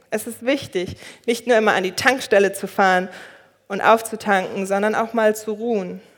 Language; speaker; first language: German; early bilingual, other home language; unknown